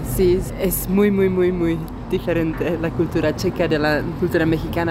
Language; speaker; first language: Spanish; non-native, fluent; Czech